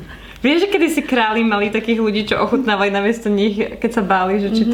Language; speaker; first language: Slovak; native; Slovak